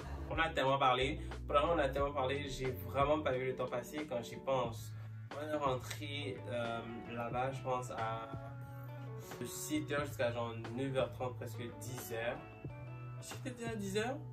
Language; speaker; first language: French; native; French